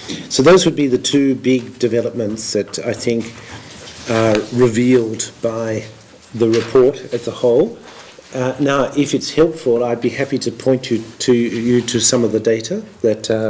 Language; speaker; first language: English; native; English